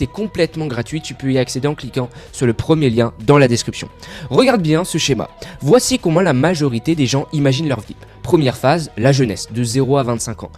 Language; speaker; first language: French; native; French